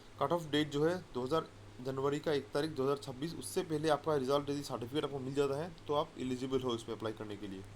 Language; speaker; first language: Hindi; non-native, local second language; Assamese